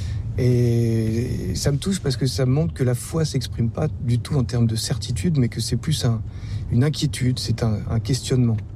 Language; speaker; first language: French; native; French